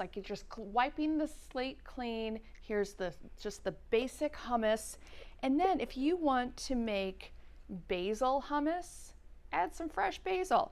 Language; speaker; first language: English; native; English